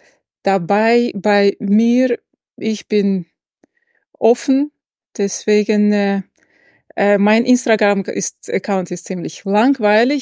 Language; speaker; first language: German; non-native, fluent; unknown